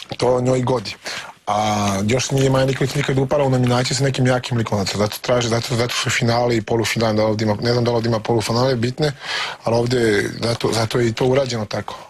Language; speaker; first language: Bosnian; early bilingual, heritage; Serbian